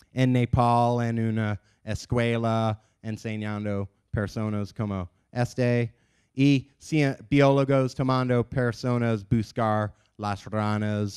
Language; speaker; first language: Spanish; non-native, learner; English